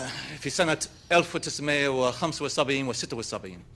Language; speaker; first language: Arabic; non-native, learner; English